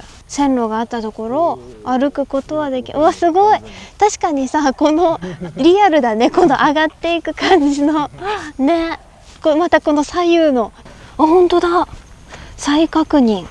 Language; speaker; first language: Japanese; native; Japanese